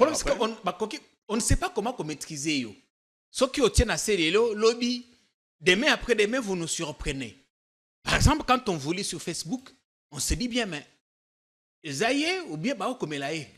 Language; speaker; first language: French; non-native, local second language; Lingala